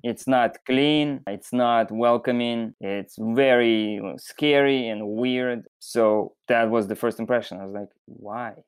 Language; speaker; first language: English; non-native, fluent; Russian